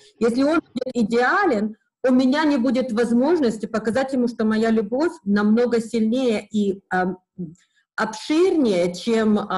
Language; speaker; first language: Russian; native; Russian